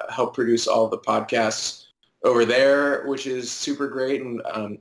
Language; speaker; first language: English; native; English